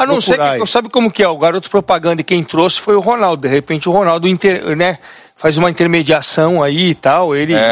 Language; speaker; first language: Portuguese; native; Portuguese